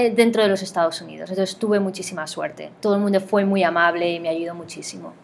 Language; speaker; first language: Spanish; native; Spanish